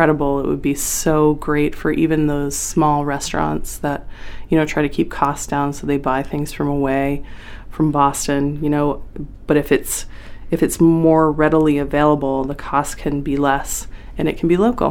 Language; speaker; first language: English; native; English